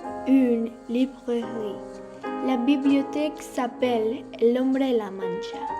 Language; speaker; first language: French; non-native, learner; Spanish